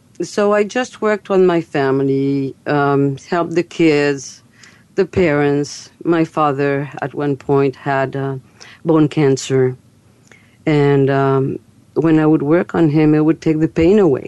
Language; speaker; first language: English; non-native, fluent; French